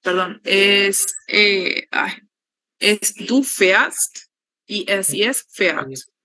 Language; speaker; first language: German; non-native, learner; Spanish